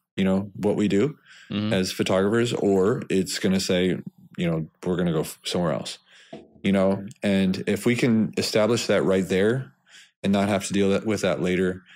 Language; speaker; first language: English; native; English